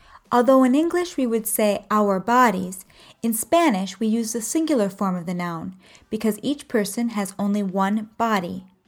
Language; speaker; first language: English; native; English